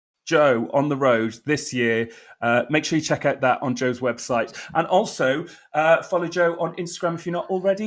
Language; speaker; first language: English; native; English